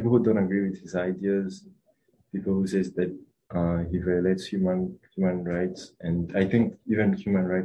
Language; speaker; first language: English; non-native, local second language; Kinyarwanda